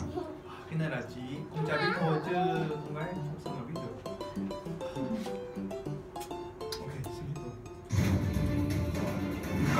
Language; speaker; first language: Vietnamese; non-native, fluent; Korean